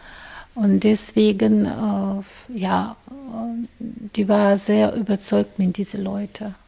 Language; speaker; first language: German; non-native, fluent; Russian